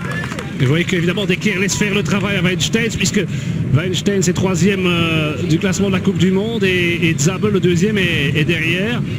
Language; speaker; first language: French; native; French